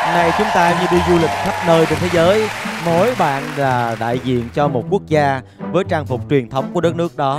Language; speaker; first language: Vietnamese; native; Vietnamese